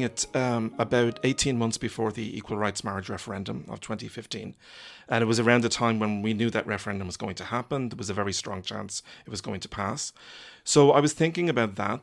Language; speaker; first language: English; native; English